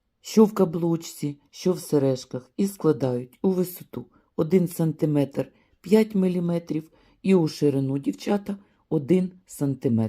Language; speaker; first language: Ukrainian; native; Ukrainian